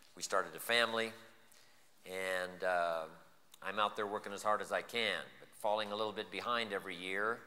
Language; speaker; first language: English; native; English